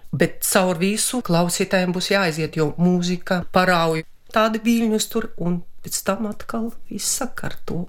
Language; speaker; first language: Latvian; non-native, local second language; Russian